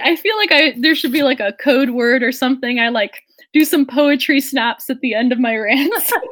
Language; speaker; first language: English; native; English